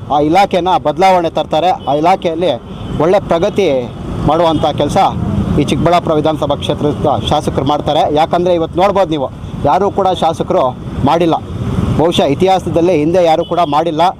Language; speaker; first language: Kannada; native; Kannada